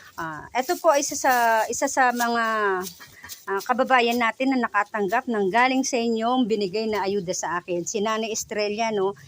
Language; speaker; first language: Filipino; non-native, local second language; Bikol